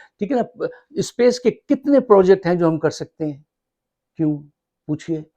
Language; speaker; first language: Urdu; native; Urdu